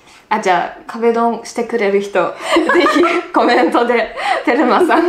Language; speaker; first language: Japanese; non-native, fluent; Russian